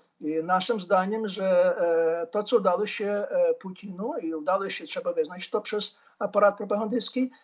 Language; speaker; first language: Polish; non-native, fluent; Ukrainian